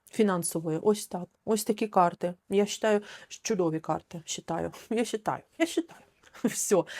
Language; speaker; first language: Ukrainian; non-native, local second language; Russian